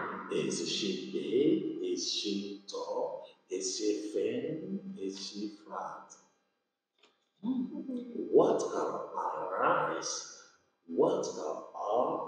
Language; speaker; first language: English; non-native, fluent; Vietnamese